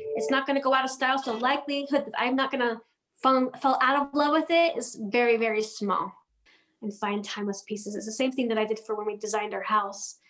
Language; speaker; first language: English; non-native, fluent; Danish